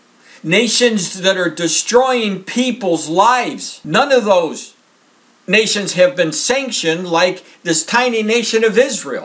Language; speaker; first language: English; native; English